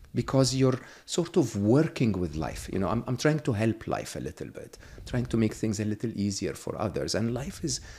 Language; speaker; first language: English; non-native, fluent; Arabic